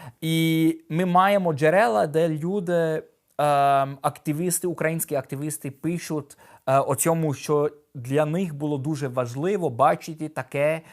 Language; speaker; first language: Ukrainian; non-native, fluent; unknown